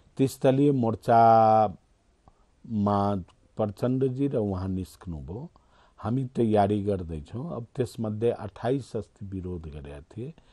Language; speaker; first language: Nepali; non-native, local second language; Maithili